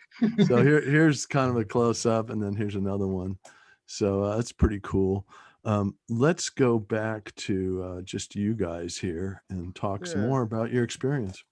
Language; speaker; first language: English; native; English